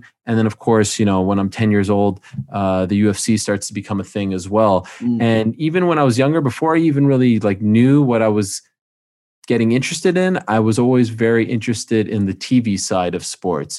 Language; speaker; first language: English; native; English